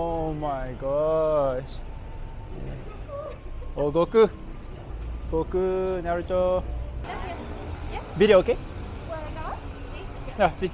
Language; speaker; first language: English; non-native, fluent; Japanese